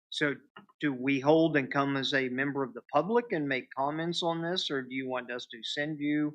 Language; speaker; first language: English; native; English